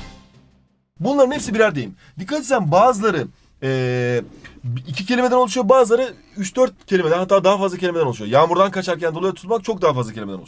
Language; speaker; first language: Turkish; native; Turkish